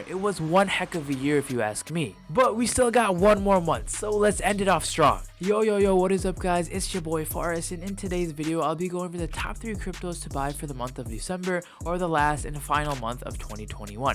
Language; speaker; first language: English; native; English